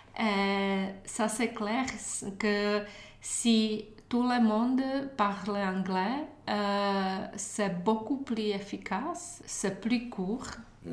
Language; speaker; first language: French; non-native, learner; Czech